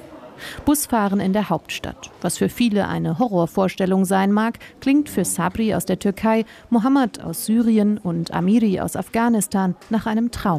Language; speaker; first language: German; native; German